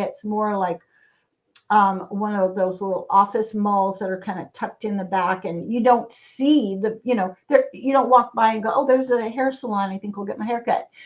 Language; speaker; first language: English; native; English